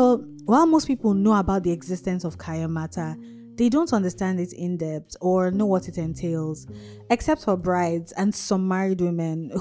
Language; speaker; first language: English; non-native, local second language; Hausa